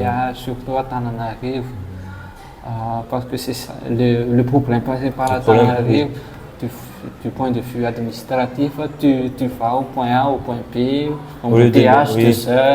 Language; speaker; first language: French; non-native, local second language; Malagasy